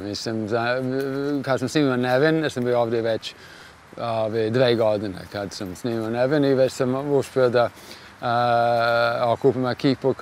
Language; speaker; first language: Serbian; non-native, fluent; English